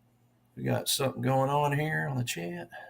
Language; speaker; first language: English; native; English